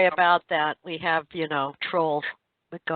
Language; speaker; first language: English; native; English